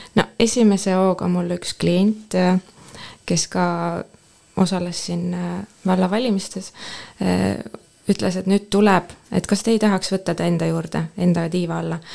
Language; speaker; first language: Estonian; non-native, local second language; Russian